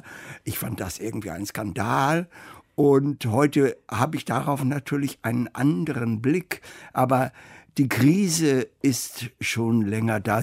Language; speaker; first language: German; native; German